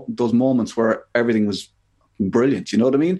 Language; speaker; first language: English; native; English